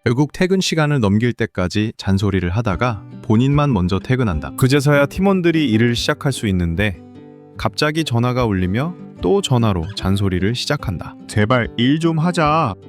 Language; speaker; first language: Korean; native; Korean